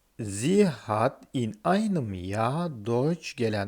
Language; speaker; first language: German; non-native, fluent; Turkish